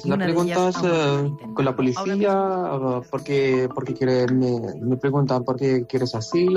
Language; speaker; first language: Spanish; non-native, learner; Arabic